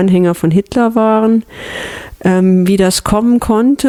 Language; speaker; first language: German; native; German